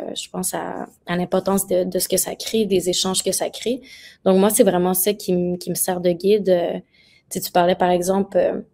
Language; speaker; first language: French; native; French